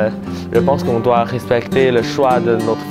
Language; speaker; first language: French; early bilingual, heritage; French